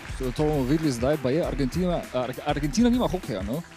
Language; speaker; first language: Slovenian; native; Slovenian